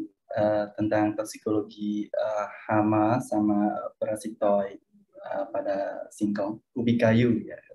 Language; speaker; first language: Indonesian; non-native, fluent; Khmer